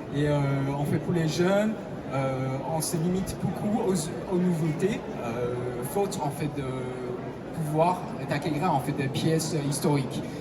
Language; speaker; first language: French; non-native, fluent; Chinese